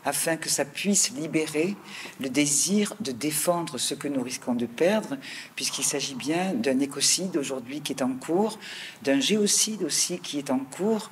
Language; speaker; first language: French; native; French